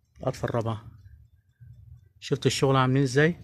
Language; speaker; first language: Arabic; native; Arabic